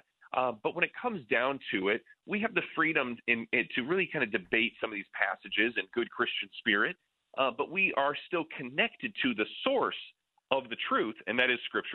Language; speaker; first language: English; native; English